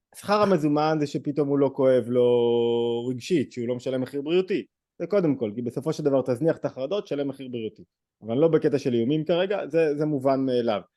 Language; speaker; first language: Hebrew; native; Hebrew